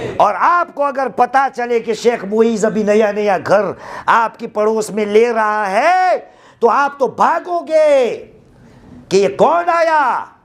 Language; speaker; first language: Urdu; non-native, local second language; Gujarati